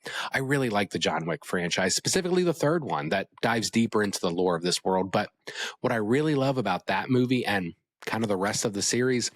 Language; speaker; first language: English; native; English